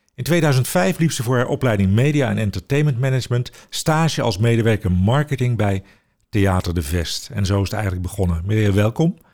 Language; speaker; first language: Dutch; native; Dutch